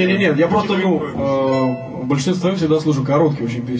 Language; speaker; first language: Russian; native; Russian